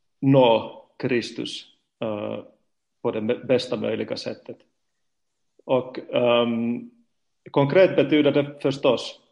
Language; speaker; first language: Swedish; non-native, fluent; Finnish